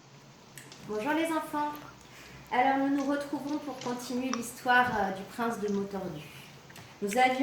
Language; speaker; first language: French; native; French